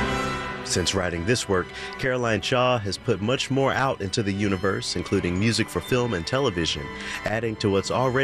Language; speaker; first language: English; native; English